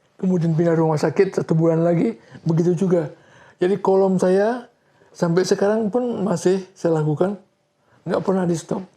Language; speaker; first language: Indonesian; non-native, local second language; Balinese